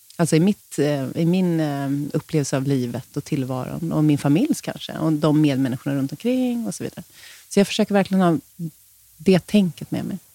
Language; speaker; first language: Swedish; native; Swedish